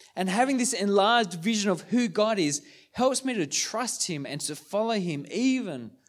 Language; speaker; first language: English; native; English